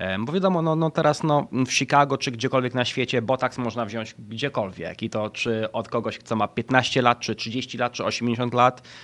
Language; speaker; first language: Polish; early bilingual, heritage; Polish